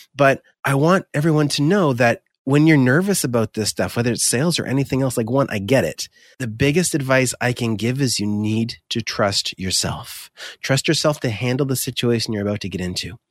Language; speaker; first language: English; native; English